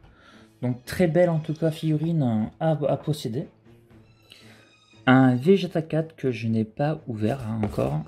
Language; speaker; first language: French; native; French